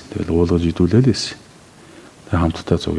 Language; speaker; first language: Mongolian; native; Mongolian